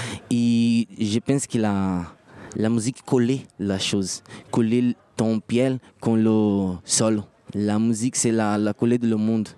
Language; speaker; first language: French; non-native, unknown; Portuguese